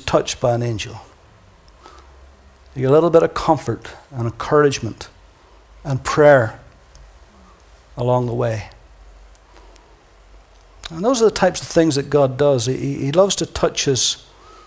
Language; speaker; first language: English; native; English